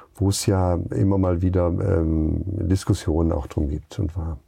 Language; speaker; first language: German; native; German